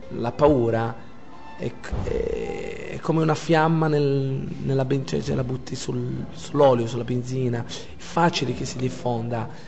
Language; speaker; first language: Italian; non-native, fluent; Arabic